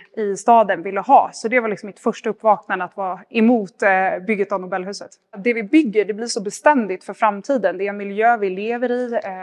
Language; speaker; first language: Swedish; native; Swedish